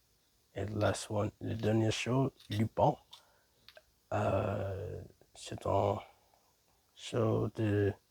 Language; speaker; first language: French; non-native, learner; English